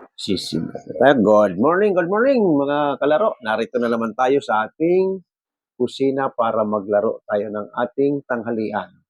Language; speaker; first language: Filipino; non-native, local second language; Bikol